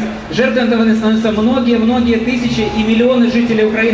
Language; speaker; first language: Russian; native; Russian